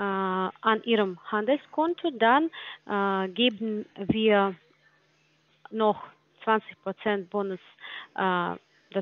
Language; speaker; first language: German; non-native, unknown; Polish